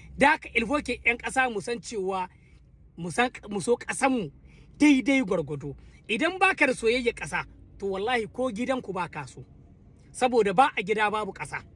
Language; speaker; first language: Hausa; native; Hausa